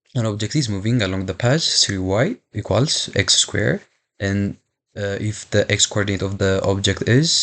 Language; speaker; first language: English; non-native, local second language; Amharic